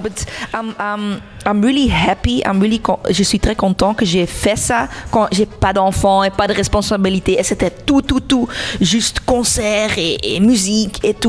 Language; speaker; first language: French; non-native, local second language; Dutch